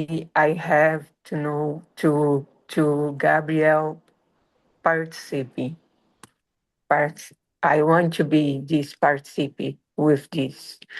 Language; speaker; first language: English; non-native, learner; Portuguese